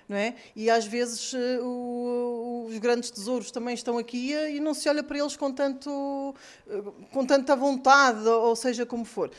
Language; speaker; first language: Portuguese; native; Portuguese